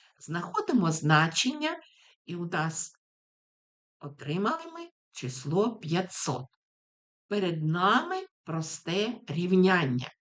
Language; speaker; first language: Ukrainian; native; Ukrainian